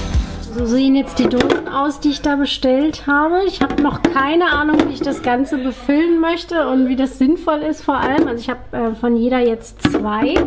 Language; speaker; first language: German; native; German